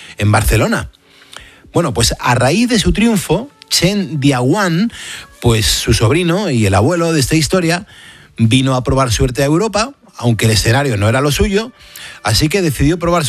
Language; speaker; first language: Spanish; native; Spanish